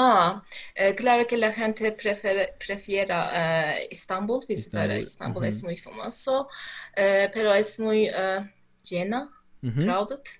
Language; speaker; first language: Spanish; non-native, learner; Turkish